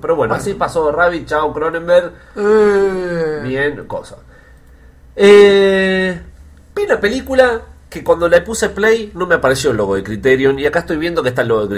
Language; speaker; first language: Spanish; native; Spanish